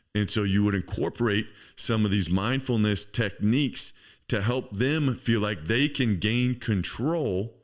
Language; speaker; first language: English; native; English